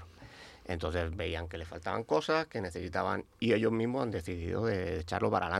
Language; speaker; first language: Spanish; native; Spanish